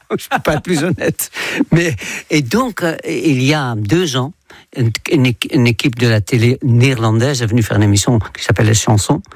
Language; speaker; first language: French; non-native, fluent; Dutch